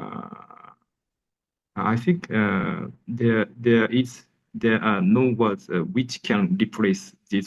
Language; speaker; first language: English; non-native, learner; Japanese